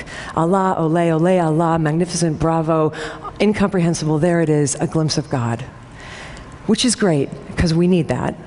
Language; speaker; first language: English; native; English